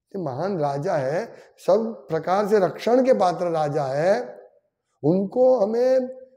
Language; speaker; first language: Hindi; non-native, local second language; Gujarati